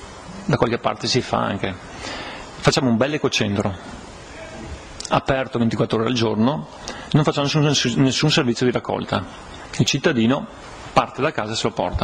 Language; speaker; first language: Italian; native; Italian